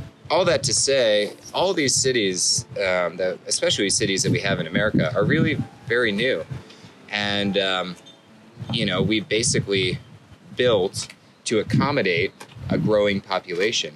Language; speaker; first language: English; native; English